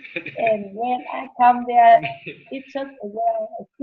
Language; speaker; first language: English; non-native, learner; Vietnamese